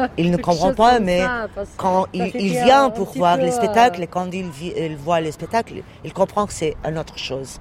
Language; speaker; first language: French; non-native, learner; Portuguese